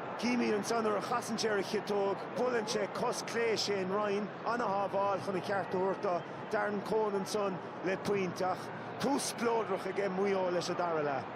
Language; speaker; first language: Irish; native; Irish